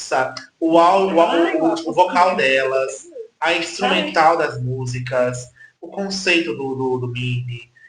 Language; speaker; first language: Portuguese; native; Portuguese